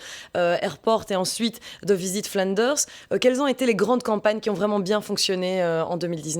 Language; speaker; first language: French; native; French